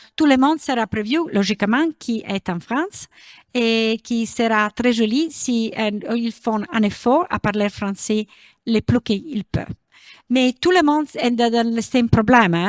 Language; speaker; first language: French; non-native, learner; Italian